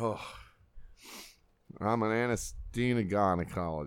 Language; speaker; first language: English; native; English